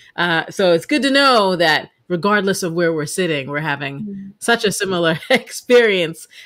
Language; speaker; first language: English; native; English